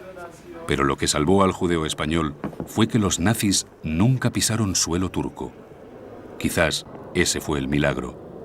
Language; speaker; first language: Spanish; native; Spanish